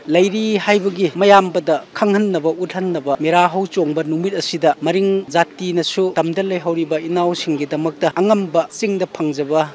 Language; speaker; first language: Manipuri; non-native, local second language; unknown